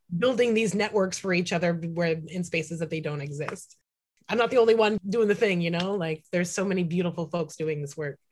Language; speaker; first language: English; native; English